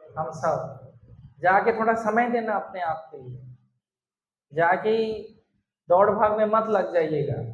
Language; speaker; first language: Hindi; non-native, local second language; Bangla